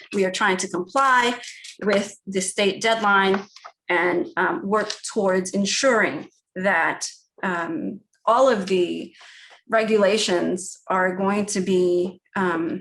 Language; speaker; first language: English; early bilingual, other home language; Spanish